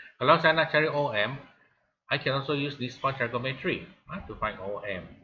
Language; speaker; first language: English; non-native, local second language; Malay